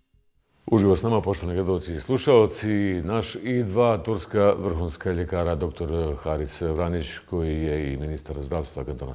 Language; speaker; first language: Serbian; native; Serbian